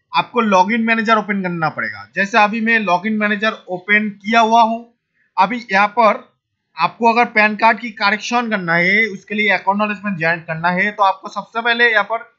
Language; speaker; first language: Hindi; non-native, local second language; Bangla